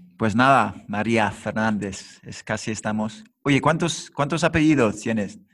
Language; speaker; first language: Spanish; non-native, fluent; English